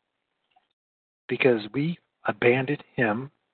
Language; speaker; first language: English; native; English